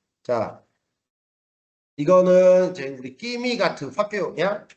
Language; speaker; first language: Korean; native; Korean